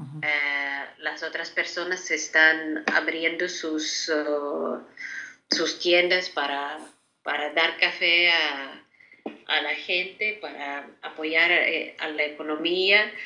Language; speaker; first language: Spanish; non-native, fluent; Ukrainian